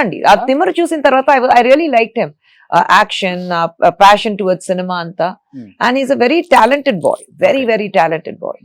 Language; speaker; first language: Telugu; non-native, fluent; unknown